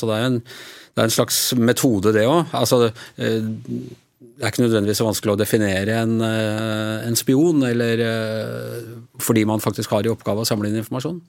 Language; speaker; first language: Norwegian; native; Norwegian